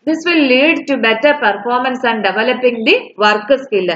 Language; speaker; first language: English; non-native, local second language; Malayalam